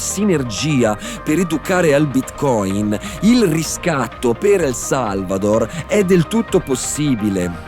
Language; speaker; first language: Italian; native; Italian